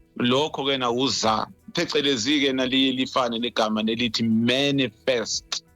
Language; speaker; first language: Zulu; native; Zulu